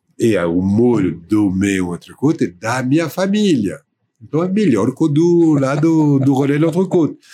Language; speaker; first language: Portuguese; non-native, fluent; French